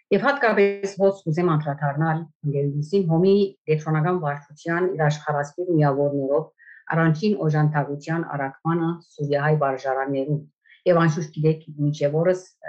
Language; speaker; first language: Armenian; native; Armenian